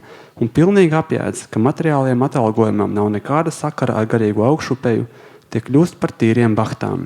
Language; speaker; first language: Latvian; native; Latvian